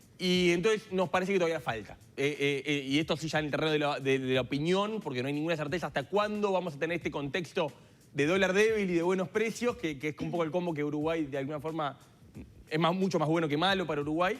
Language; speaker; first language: Spanish; native; Spanish